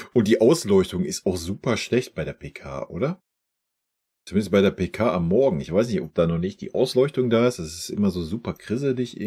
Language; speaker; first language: German; native; German